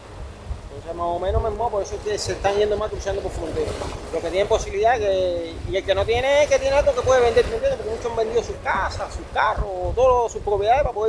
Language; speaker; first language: Spanish; native; Spanish